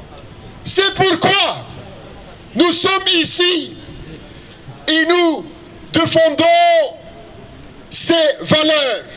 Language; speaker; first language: French; non-native, local second language; Dutch